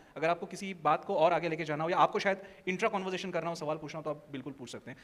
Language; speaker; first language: Hindi; non-native, local second language; Marathi